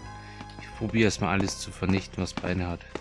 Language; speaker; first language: German; native; German